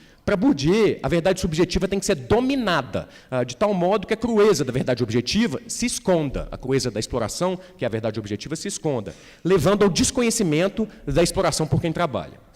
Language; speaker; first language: Portuguese; native; Portuguese